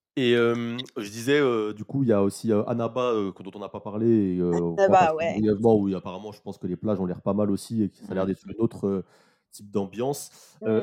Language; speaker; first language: French; native; French